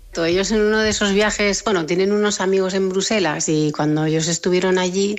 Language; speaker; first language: Spanish; native; Spanish